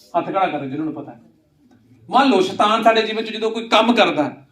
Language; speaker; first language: Hindi; non-native, local second language; Punjabi